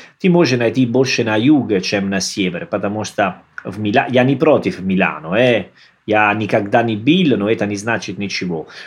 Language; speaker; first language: Russian; non-native, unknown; Italian